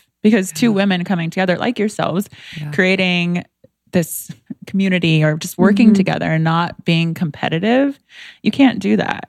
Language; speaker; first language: English; native; English